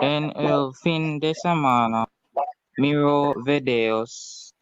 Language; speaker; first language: Spanish; non-native, learner; English